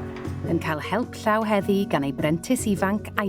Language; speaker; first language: Welsh; native; Welsh